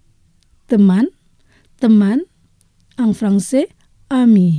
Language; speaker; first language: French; non-native, fluent; Indonesian